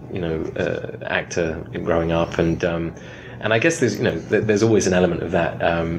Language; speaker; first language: English; native; English